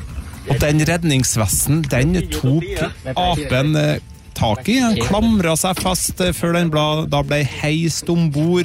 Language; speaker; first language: Norwegian; native; Norwegian